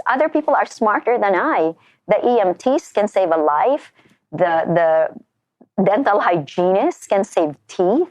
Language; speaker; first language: English; non-native, local second language; Filipino